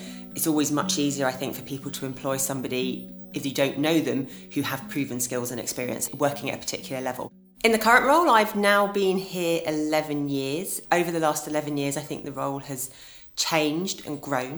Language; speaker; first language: English; native; English